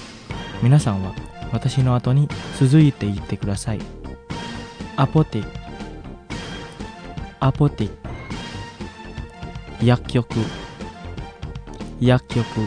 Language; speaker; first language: Japanese; non-native, fluent; Indonesian